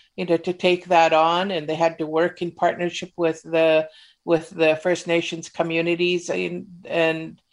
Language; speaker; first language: English; native; English